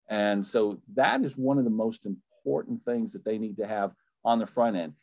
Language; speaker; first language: English; native; English